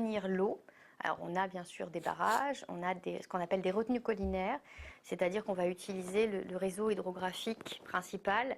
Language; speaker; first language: French; native; French